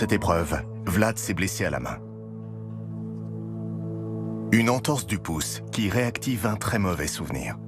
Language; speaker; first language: French; native; French